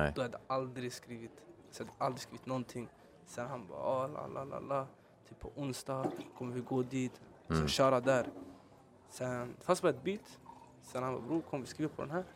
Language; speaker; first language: Swedish; early bilingual, other home language; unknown